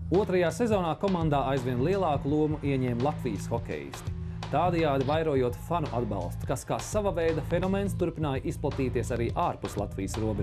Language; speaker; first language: Latvian; native; Latvian